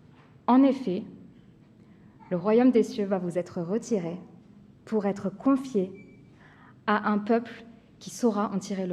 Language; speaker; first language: French; native; French